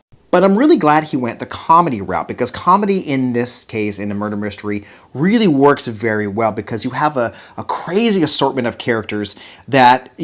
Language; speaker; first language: English; native; English